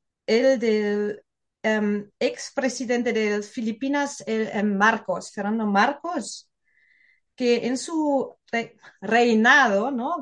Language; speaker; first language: Spanish; non-native, fluent; German